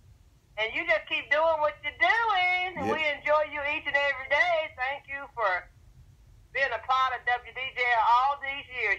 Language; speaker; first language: English; native; English